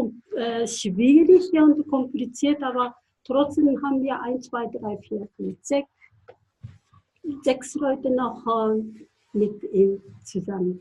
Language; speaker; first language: German; non-native, fluent; Japanese